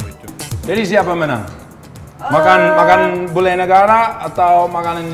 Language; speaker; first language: Indonesian; non-native, learner; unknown